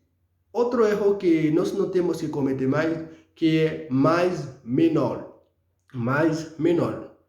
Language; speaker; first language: Portuguese; non-native, fluent; Haitian Creole